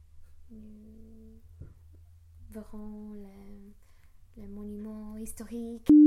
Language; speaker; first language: French; non-native, learner; English